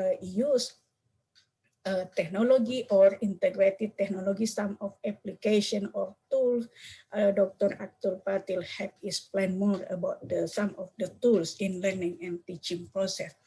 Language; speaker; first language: English; non-native, learner; Indonesian